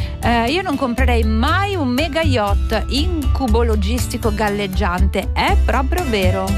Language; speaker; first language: Italian; native; Italian